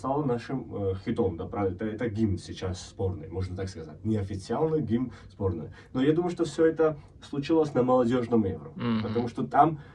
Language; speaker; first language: Russian; non-native, fluent; Georgian